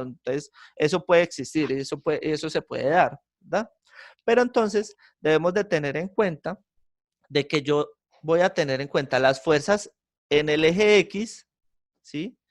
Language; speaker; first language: Spanish; native; Spanish